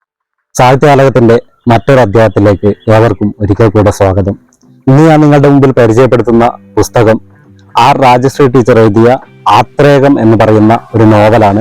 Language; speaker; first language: Malayalam; native; Malayalam